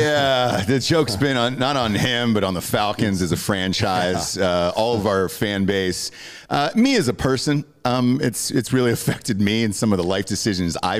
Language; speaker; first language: English; native; English